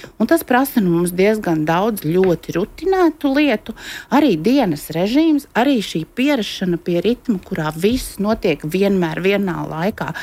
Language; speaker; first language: Latvian; native; Latvian